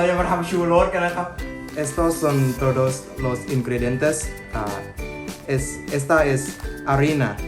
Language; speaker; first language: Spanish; non-native, learner; Thai